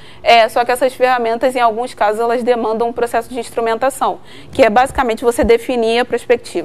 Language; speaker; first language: Portuguese; native; Portuguese